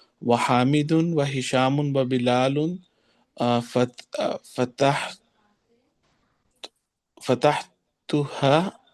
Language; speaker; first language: Arabic; non-native, learner; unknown